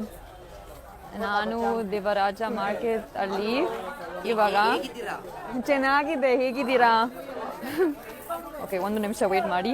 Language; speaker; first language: Kannada; non-native, learner; German